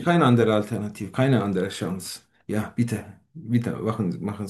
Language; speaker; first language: German; non-native, fluent; Turkish